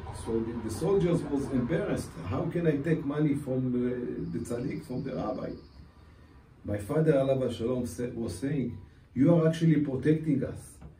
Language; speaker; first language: English; non-native, fluent; Hebrew